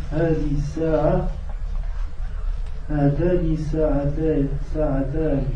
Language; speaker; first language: Arabic; non-native, learner; French